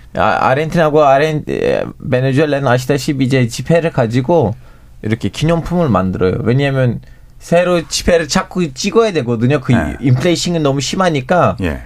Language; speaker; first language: Korean; non-native, fluent; Turkish